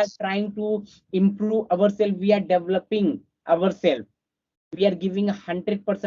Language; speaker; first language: English; non-native, fluent; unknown